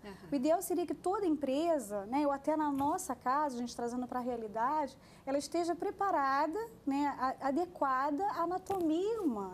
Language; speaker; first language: Portuguese; native; Portuguese